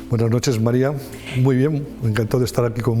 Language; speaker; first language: Spanish; native; Spanish